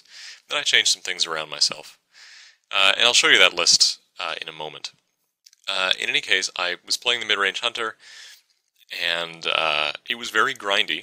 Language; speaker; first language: English; native; English